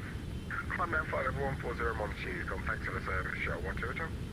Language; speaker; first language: English; native; English